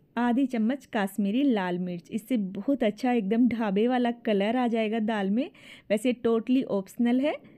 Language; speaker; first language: Hindi; native; Hindi